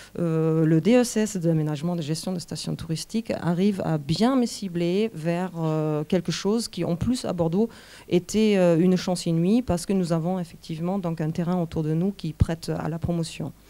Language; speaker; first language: French; non-native, fluent; German